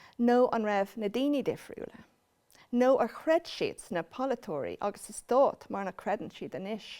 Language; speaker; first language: Irish; non-native, local second language; English